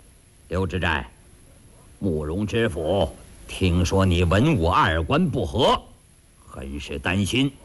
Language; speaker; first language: Chinese; native; Chinese